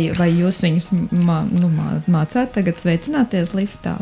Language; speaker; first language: Latvian; native; Latvian